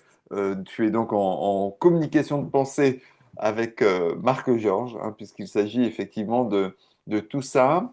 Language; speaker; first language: French; native; French